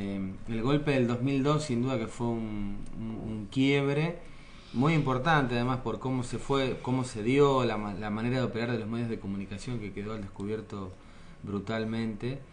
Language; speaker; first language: Spanish; native; Spanish